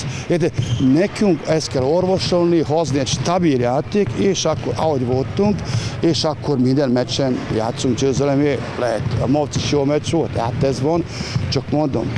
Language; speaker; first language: Hungarian; non-native, learner; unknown